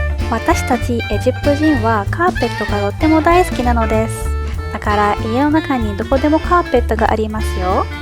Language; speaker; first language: Japanese; non-native, fluent; Arabic